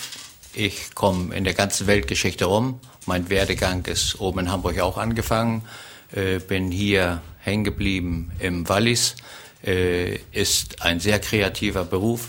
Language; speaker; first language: German; native; German